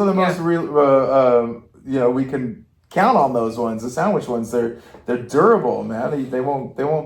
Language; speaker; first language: English; native; English